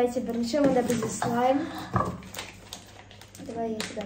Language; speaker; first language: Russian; non-native, local second language; Kazakh